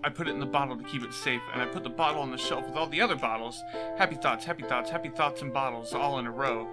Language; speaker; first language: English; native; English